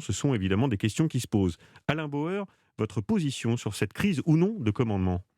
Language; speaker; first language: French; native; French